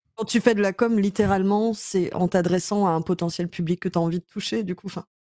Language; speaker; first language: French; native; French